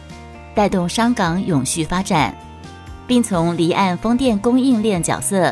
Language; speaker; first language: Chinese; native; Chinese